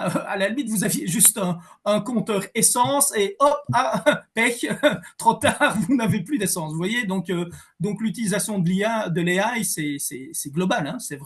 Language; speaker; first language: French; native; French